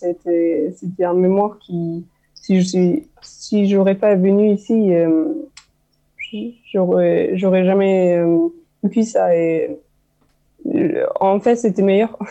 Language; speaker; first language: French; non-native, fluent; German